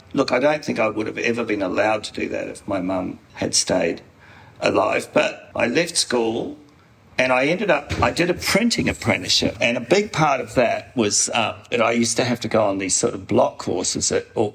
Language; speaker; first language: English; native; English